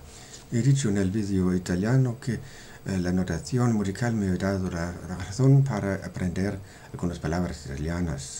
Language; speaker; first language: Spanish; non-native, fluent; Danish